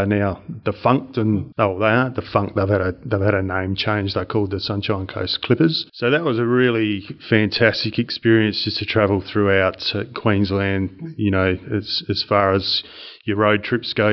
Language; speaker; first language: English; native; English